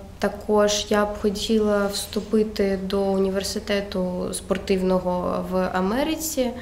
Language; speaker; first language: Ukrainian; native; Ukrainian